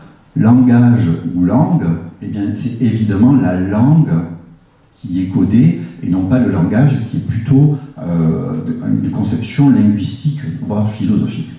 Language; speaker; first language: French; native; French